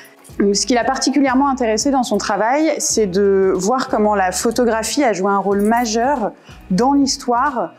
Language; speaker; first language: French; native; French